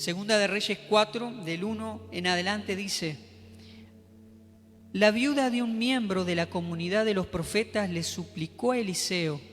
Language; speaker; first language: Spanish; native; Spanish